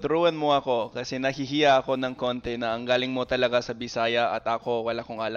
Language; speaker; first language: Filipino; non-native, fluent; English